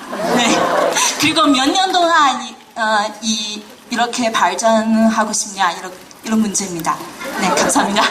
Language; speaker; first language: Korean; non-native, fluent; Chinese